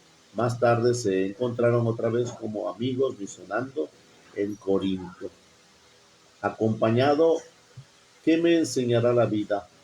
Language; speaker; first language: Spanish; native; Spanish